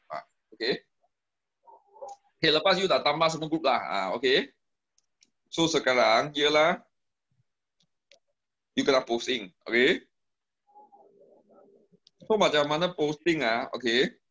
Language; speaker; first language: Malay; non-native, local second language; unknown